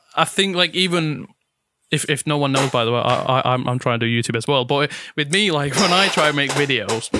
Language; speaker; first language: English; non-native, fluent; Italian